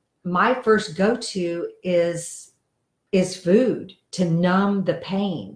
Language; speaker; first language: English; native; English